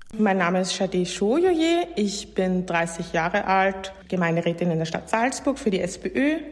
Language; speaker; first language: German; native; German